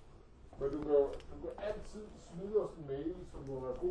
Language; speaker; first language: Danish; native; Danish